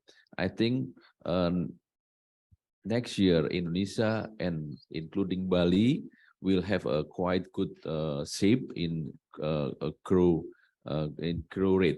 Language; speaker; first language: English; non-native, learner; Indonesian